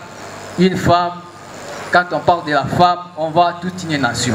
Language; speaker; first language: French; non-native, local second language; Luba-Lulua